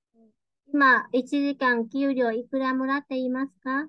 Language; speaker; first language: Japanese; non-native, fluent; Vietnamese